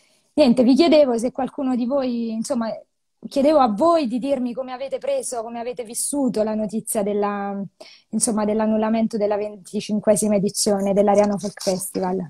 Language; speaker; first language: Italian; native; Italian